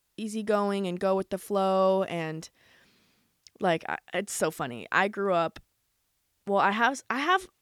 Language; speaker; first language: English; native; English